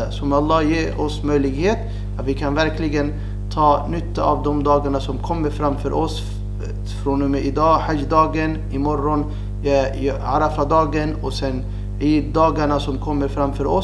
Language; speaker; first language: Swedish; non-native, fluent; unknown